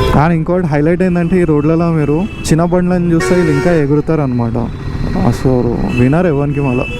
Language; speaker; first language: Telugu; non-native, local second language; Hindi